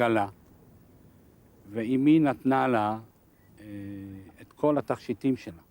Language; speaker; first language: Hebrew; non-native, fluent; Hungarian